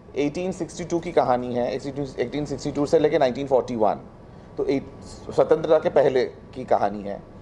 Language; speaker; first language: Hindi; non-native, local second language; Bangla